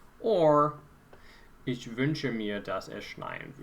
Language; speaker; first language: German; non-native, fluent; English